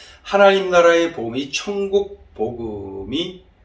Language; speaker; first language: Korean; native; Korean